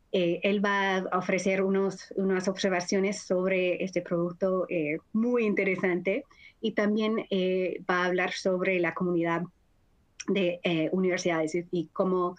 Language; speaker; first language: Spanish; non-native, fluent; English